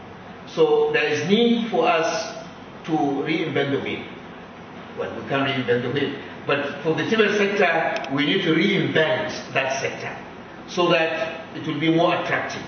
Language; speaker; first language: English; non-native, local second language; Hausa